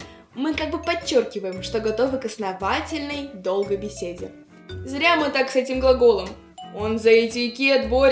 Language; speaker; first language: Russian; native; Russian